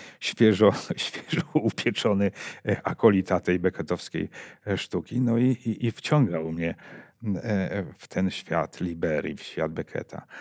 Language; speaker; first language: Polish; native; Polish